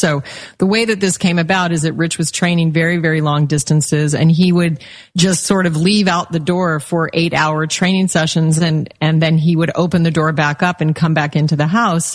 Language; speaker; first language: English; native; English